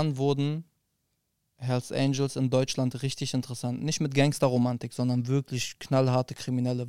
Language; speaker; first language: German; early bilingual, other home language; Arabic